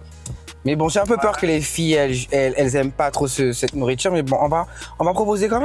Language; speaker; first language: French; native; French